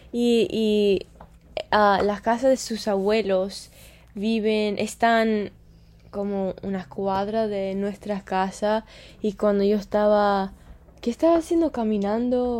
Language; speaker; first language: Spanish; early bilingual, heritage; Spanish